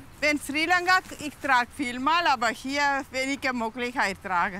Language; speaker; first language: German; non-native, learner; Tamil